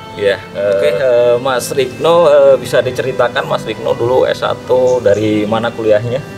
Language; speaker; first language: Indonesian; native; Indonesian